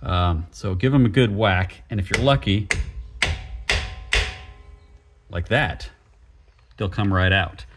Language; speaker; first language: English; native; English